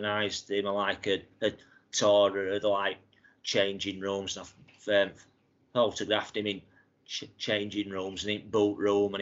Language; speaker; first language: English; native; English